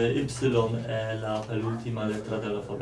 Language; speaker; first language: Italian; non-native, learner; Polish